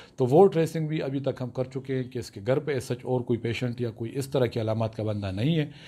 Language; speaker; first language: Urdu; non-native, local second language; Pashto